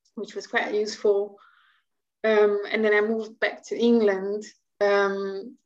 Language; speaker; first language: English; non-native, fluent; Hungarian